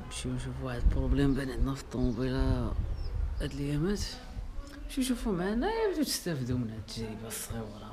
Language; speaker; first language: Arabic; native; Arabic